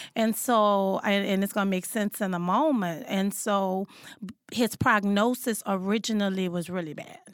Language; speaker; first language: English; native; English